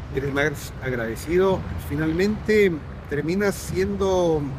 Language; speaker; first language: Spanish; native; Spanish